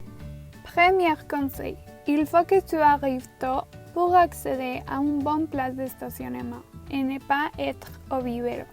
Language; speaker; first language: French; non-native, learner; Spanish